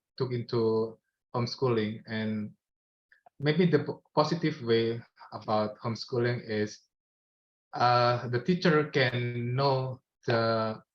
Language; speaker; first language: English; non-native, learner; Indonesian